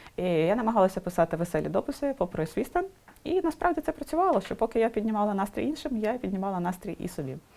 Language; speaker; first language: Ukrainian; non-native, local second language; Russian